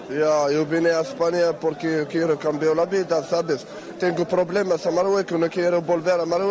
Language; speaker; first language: Spanish; non-native, learner; Arabic